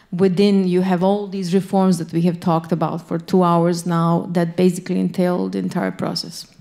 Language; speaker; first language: English; non-native, fluent; Bosnian